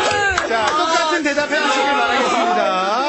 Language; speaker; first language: Korean; native; Korean